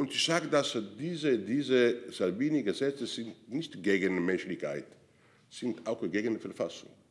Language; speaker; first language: German; non-native, fluent; Italian